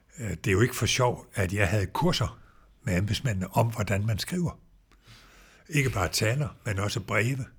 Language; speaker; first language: Danish; native; Danish